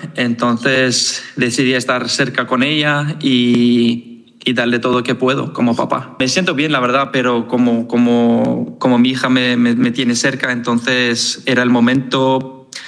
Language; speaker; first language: Spanish; non-native, fluent; Danish